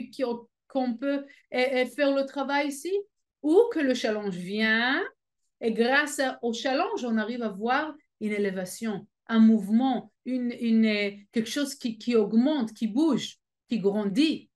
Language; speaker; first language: French; non-native, fluent; Hebrew